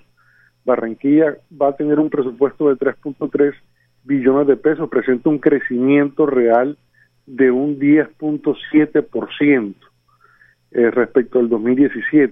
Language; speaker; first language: Spanish; native; Spanish